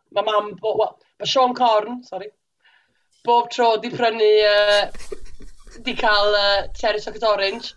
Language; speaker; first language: Welsh; native; Welsh